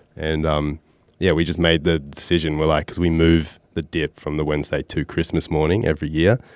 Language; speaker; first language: English; native; English